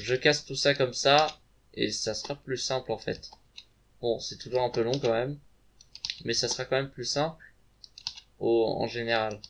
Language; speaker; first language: French; native; French